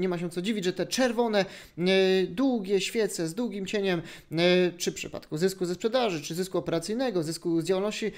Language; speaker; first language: Polish; native; Polish